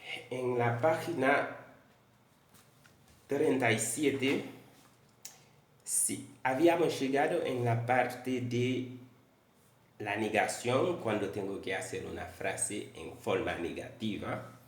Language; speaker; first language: Spanish; non-native, fluent; Haitian Creole